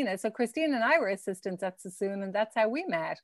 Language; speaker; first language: English; native; English